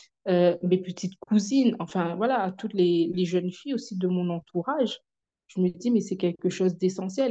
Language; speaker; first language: French; native; French